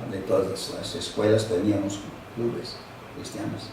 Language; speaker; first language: Spanish; non-native, fluent; English